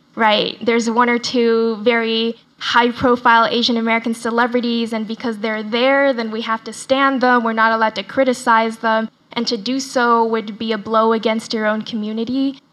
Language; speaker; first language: English; early bilingual, other home language; Chinese